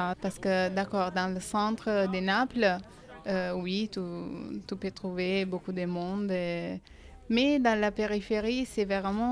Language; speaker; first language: French; non-native, fluent; Italian